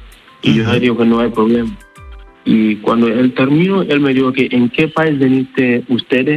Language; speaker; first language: Spanish; non-native, learner; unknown